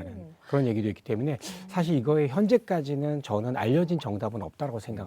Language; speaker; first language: Korean; native; Korean